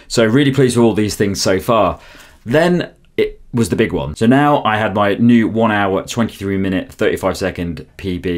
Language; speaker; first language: English; native; English